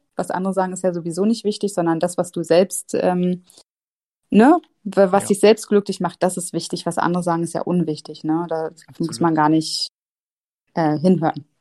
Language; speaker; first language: German; native; German